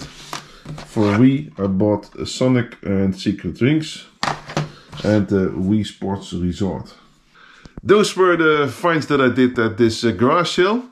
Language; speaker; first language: English; non-native, fluent; Dutch